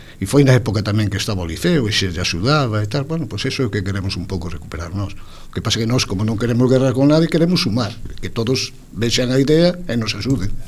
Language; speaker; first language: Galician; non-native, local second language; Spanish